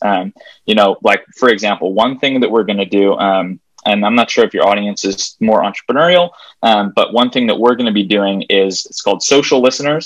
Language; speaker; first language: English; native; English